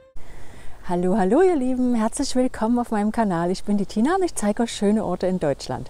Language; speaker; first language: German; native; German